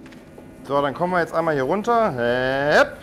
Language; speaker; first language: German; native; German